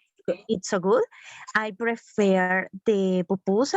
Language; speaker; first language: English; non-native, learner; Spanish